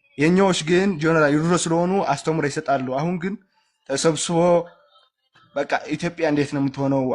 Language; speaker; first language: Amharic; non-native, local second language; Tigrinya